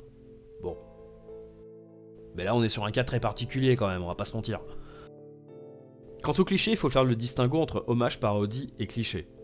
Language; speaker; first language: French; native; French